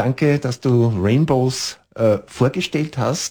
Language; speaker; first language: German; native; German